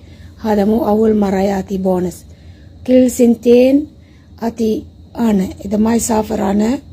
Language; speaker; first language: Arabic; non-native, learner; Sinhala